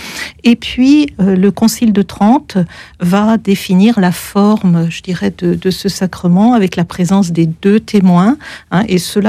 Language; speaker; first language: French; native; French